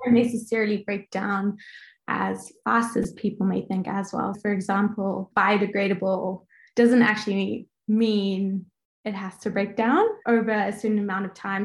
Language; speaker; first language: English; native; English